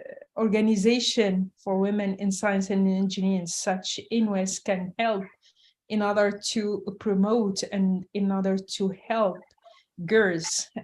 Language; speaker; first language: English; non-native, fluent; French